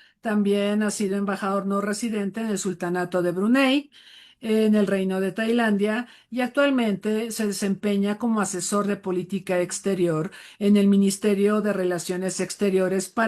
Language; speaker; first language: Spanish; native; Spanish